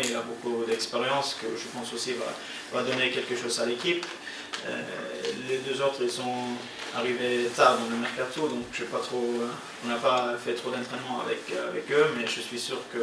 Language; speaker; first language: French; non-native, fluent; Norwegian